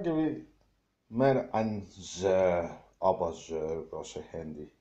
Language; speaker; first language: German; non-native, learner; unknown